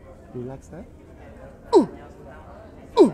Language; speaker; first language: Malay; non-native, local second language; Cantonese